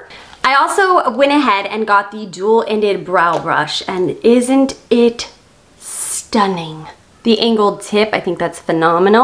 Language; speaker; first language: English; native; English